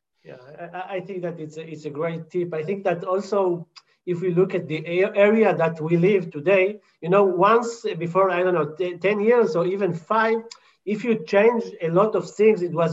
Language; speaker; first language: English; non-native, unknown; Hebrew